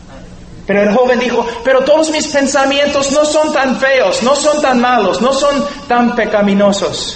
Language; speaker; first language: Spanish; non-native, fluent; English